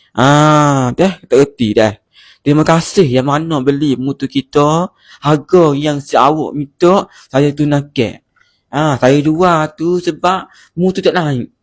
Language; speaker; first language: Malay; native; Malay